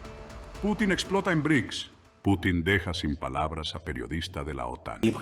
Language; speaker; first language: Spanish; native; Spanish